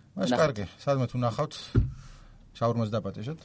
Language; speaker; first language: Georgian; native; Georgian